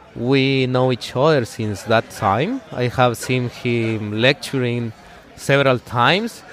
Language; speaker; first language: English; non-native, fluent; Spanish